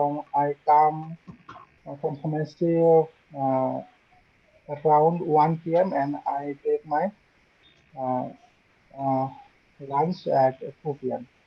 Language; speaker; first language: English; non-native, learner; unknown